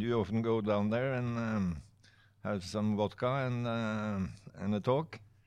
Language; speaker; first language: English; non-native, fluent; Norwegian